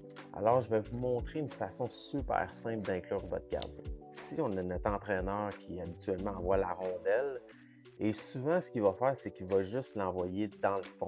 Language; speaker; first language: French; native; French